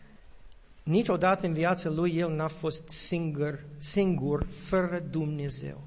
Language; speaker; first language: Romanian; non-native, learner; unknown